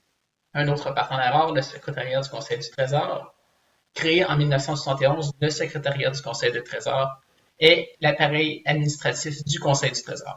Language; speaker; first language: French; native; French